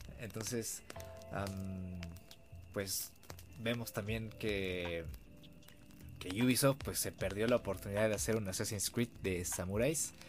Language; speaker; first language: Spanish; native; Spanish